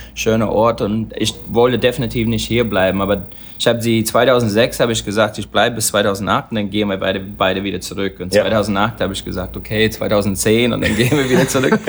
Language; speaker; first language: German; non-native, fluent; English